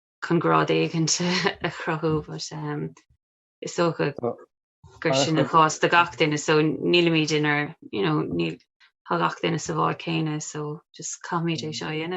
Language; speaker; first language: Irish; non-native, local second language; English